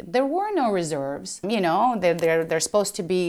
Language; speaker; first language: English; early bilingual, other home language; Ukrainian